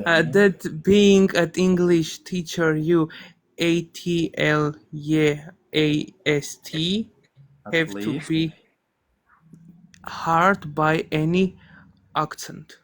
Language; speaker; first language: English; non-native, learner; Armenian